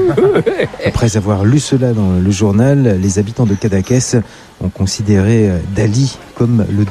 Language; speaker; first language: French; native; French